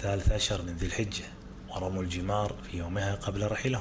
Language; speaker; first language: Arabic; native; Arabic